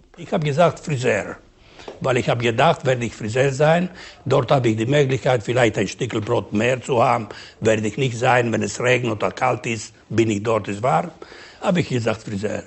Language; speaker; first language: German; non-native, learner; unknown